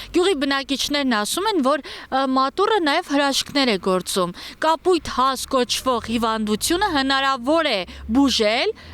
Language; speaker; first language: Armenian; native; Armenian